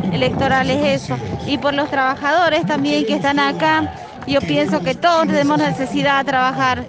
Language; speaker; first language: Spanish; native; Spanish